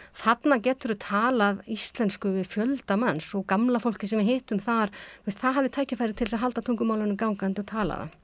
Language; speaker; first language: Icelandic; native; Icelandic